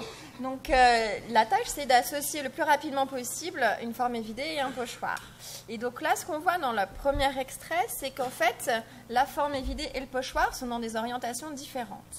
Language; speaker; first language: French; native; French